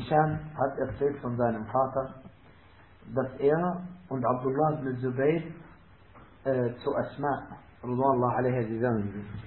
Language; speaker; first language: German; non-native, fluent; Arabic